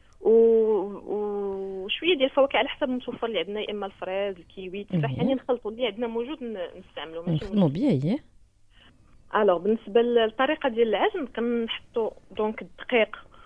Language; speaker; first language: Arabic; native; Arabic